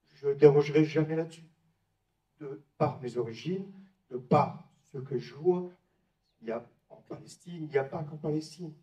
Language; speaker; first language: French; native; French